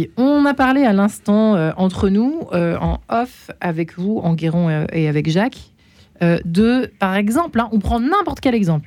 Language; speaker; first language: French; native; French